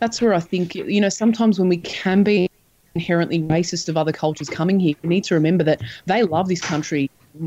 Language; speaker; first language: English; non-native, local second language; Croatian